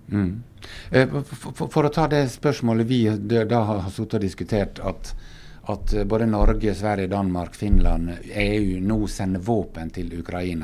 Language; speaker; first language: Norwegian; native; Norwegian